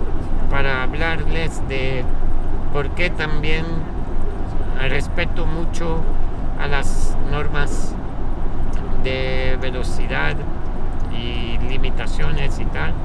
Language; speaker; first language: Spanish; non-native, fluent; French